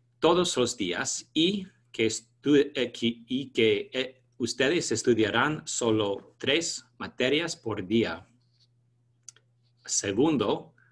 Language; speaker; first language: Spanish; non-native, fluent; English